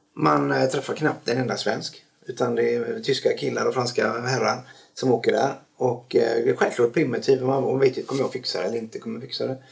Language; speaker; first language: Swedish; native; Swedish